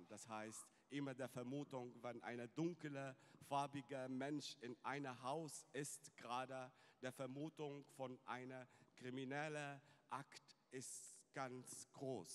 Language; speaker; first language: German; non-native, fluent; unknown